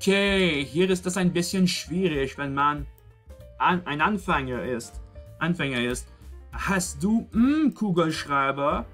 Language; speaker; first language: German; non-native, fluent; French